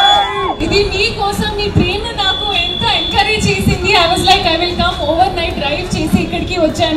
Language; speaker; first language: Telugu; non-native, learner; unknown